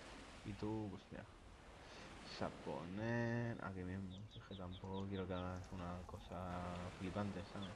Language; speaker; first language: Spanish; native; Spanish